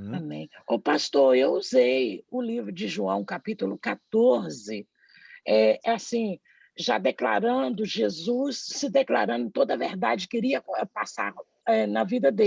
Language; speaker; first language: Portuguese; native; Portuguese